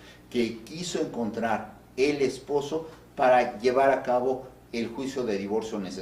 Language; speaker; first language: Spanish; native; Spanish